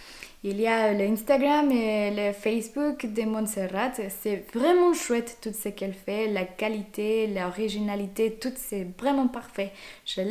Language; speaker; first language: French; non-native, fluent; Spanish